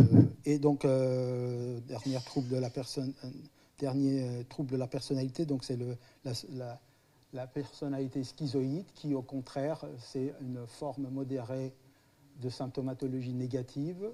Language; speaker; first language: French; native; French